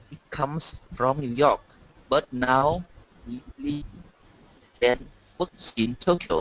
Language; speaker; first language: English; non-native, learner; Vietnamese